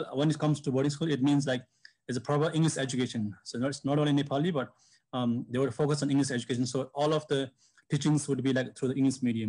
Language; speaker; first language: English; non-native, local second language; Sherpa